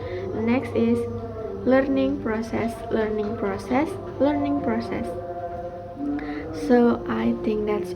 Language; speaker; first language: English; non-native, learner; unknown